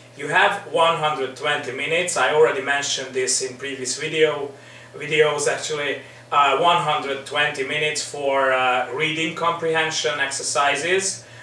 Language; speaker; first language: English; non-native, fluent; Hungarian